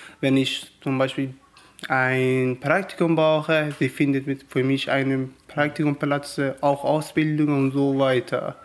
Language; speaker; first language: German; non-native, learner; Persian